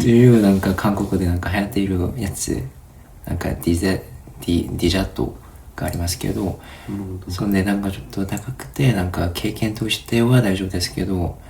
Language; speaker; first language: Japanese; non-native, fluent; Korean